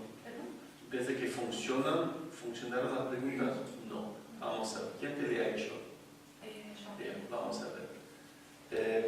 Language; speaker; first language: Spanish; non-native, fluent; French